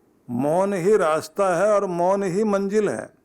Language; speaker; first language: Hindi; native; Hindi